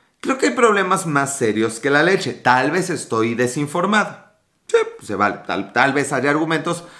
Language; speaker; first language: Spanish; native; Spanish